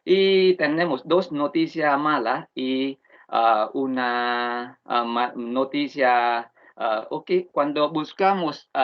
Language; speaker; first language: Spanish; non-native, learner; Vietnamese